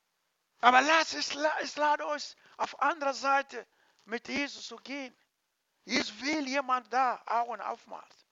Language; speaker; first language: German; non-native, learner; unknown